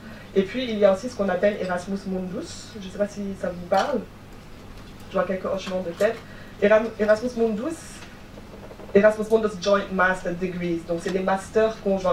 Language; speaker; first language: French; native; French